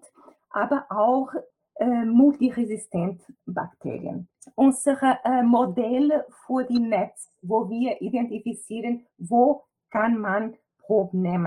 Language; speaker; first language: German; non-native, fluent; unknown